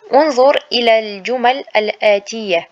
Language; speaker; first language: Arabic; non-native, fluent; Uzbek